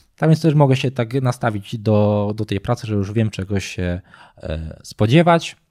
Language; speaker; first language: Polish; native; Polish